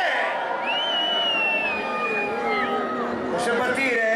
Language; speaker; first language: Italian; native; Italian